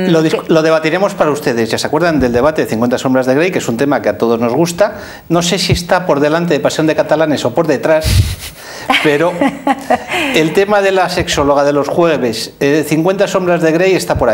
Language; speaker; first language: Spanish; native; Spanish